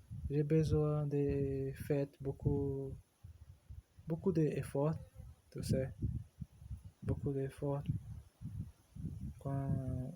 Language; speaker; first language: French; non-native, learner; Portuguese